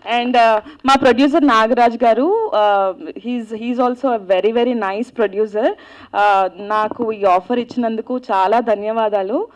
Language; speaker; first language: Telugu; native; Telugu